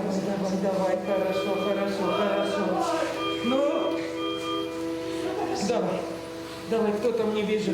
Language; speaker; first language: Russian; native; Russian